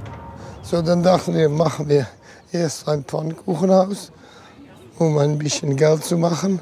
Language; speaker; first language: German; non-native, learner; Dutch